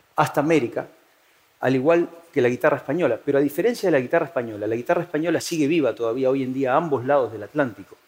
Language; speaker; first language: Spanish; native; Spanish